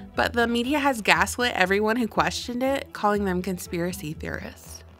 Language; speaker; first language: English; native; English